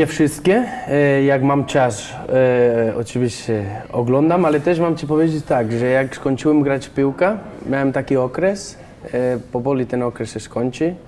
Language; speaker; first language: Polish; non-native, fluent; Spanish